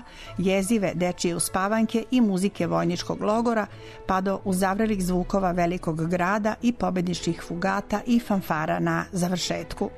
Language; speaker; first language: Serbian; native; Serbian